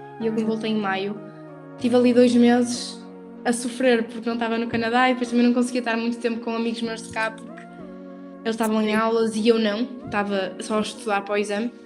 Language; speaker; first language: Portuguese; native; Portuguese